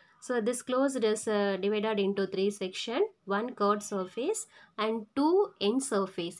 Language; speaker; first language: English; non-native, local second language; Tamil